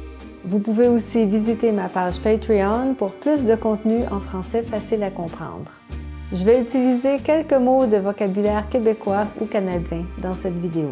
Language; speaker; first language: French; native; French